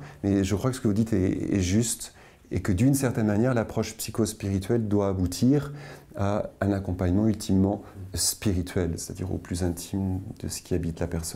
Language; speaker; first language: French; native; French